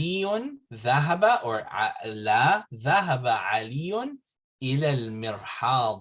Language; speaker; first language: Arabic; non-native, fluent; English